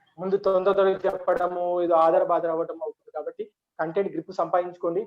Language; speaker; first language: Telugu; non-native, local second language; Urdu